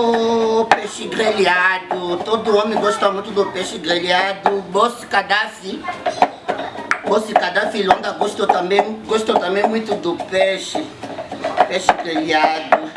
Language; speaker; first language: Portuguese; non-native, learner; Lingala